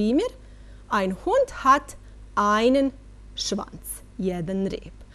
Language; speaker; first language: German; non-native, fluent; Bosnian